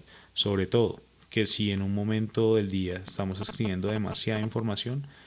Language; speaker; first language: Spanish; native; Spanish